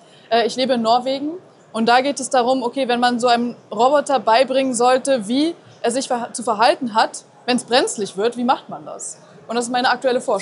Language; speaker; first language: German; native; German